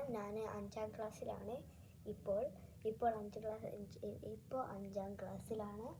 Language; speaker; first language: Malayalam; early bilingual, heritage; Malayalam